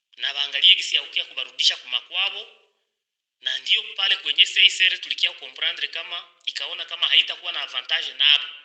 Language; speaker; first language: Swahili; native; Swahili